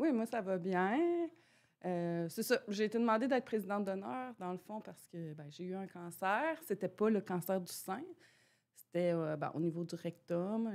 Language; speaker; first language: French; native; French